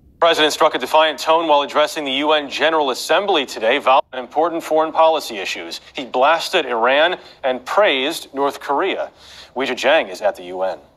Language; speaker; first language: English; native; English